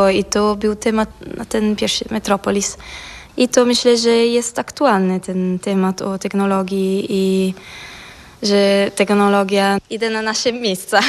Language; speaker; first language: Polish; non-native, fluent; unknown